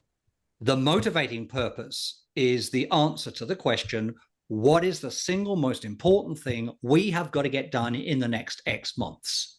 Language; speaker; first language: English; native; English